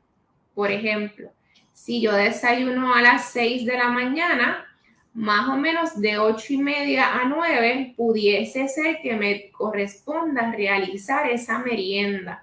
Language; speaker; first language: Spanish; native; Spanish